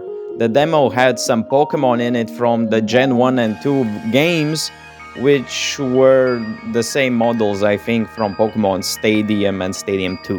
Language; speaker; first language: English; non-native, fluent; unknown